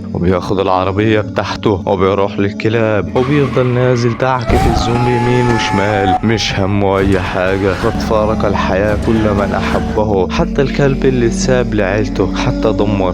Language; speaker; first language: Arabic; native; Arabic